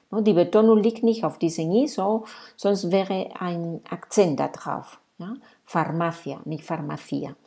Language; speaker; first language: German; non-native, fluent; Spanish